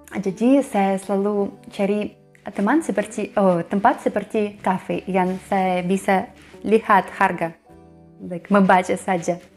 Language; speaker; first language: Indonesian; non-native, learner; Russian